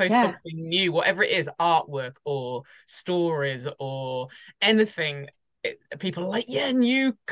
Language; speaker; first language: English; native; English